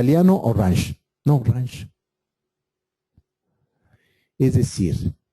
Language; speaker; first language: Spanish; native; Spanish